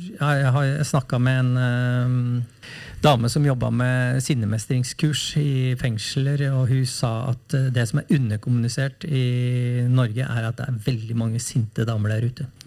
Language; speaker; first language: Norwegian; native; Norwegian